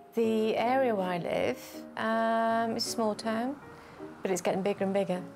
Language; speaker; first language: English; native; English